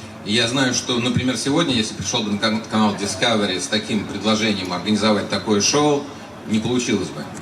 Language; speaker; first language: Russian; native; Russian